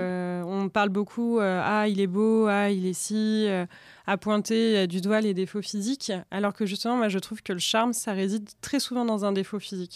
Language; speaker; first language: French; native; French